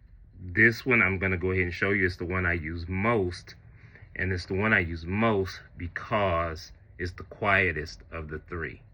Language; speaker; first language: English; native; English